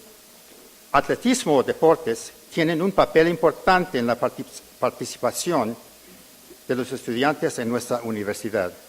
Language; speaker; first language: Spanish; early bilingual, heritage; English